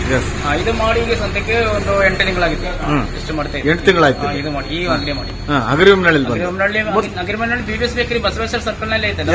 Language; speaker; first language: Kannada; non-native, local second language; Malayalam